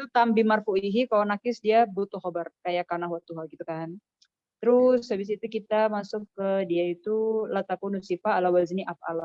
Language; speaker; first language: Indonesian; native; Indonesian